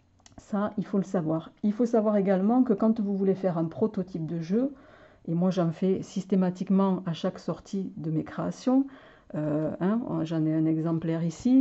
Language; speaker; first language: French; native; French